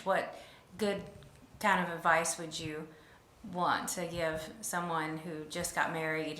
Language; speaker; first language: English; native; English